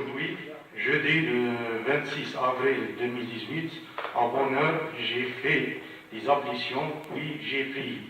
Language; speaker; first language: French; non-native, learner; Arabic